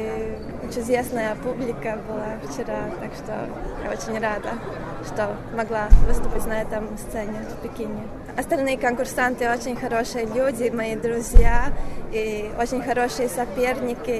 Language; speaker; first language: Russian; non-native, fluent; Latvian